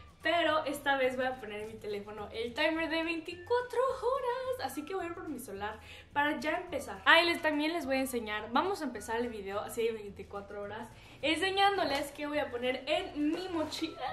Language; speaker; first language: Spanish; early bilingual, heritage; Spanish